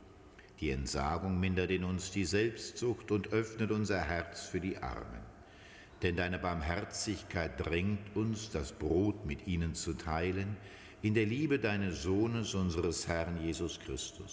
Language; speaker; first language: German; native; German